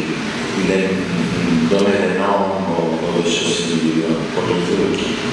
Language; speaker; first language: French; non-native, fluent; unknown